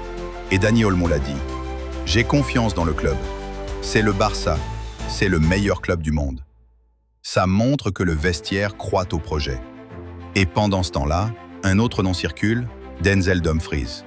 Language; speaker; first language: French; native; French